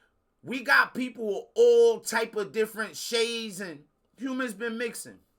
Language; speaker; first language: English; native; English